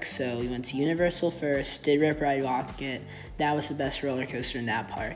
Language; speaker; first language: English; native; English